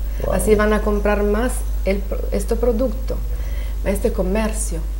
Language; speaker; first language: Spanish; non-native, learner; Italian